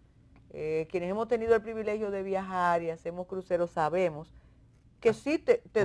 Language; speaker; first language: Spanish; native; Spanish